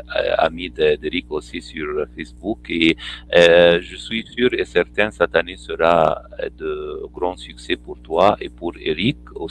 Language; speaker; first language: French; non-native, fluent; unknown